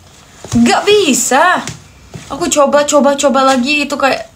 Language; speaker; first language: Indonesian; non-native, fluent; Turkish